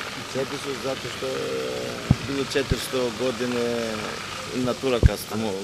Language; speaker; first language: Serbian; non-native, learner; Greek